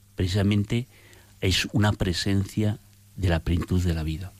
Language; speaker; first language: Spanish; native; Spanish